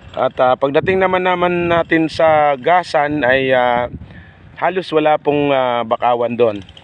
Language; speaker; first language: Filipino; non-native, local second language; Cebuano